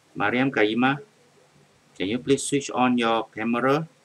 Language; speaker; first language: English; non-native, local second language; Malay